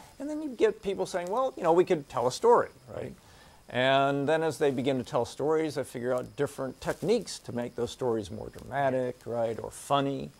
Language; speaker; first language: English; native; English